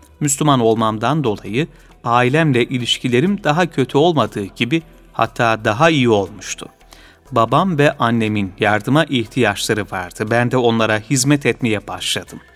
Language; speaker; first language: Turkish; native; Turkish